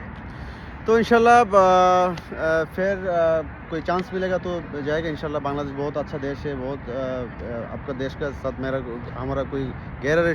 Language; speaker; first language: Hindi; non-native, learner; Bangla